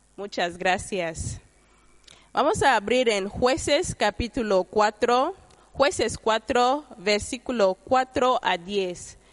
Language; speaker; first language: Spanish; non-native, fluent; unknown